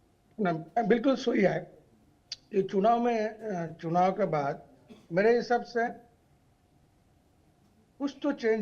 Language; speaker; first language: Hindi; non-native, local second language; Bangla